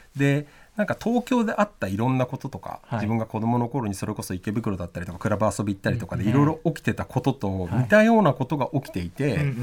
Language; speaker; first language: Japanese; native; Japanese